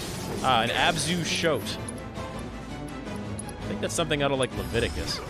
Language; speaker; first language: English; native; English